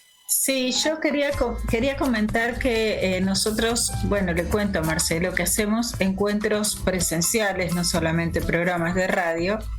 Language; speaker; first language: Spanish; native; Spanish